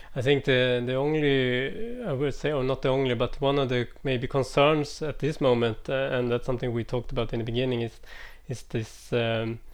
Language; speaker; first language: English; non-native, fluent; Swedish